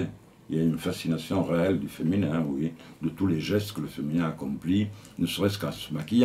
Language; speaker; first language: French; native; French